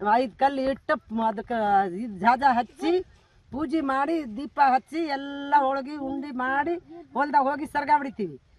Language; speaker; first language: Kannada; non-native, local second language; Lambadi